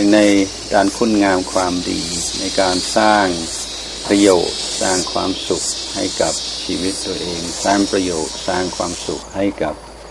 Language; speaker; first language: Thai; non-native, fluent; English